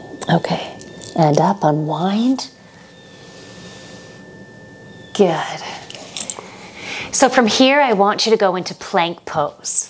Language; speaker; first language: English; native; English